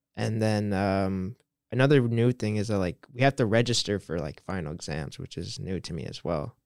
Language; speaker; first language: English; native; English